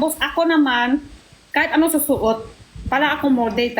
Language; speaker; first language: Filipino; non-native, learner; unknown